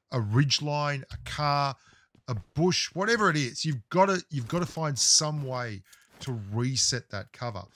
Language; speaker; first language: English; native; English